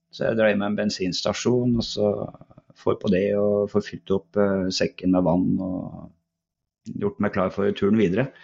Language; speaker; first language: Norwegian; native; Norwegian